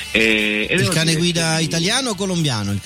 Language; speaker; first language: Italian; native; Italian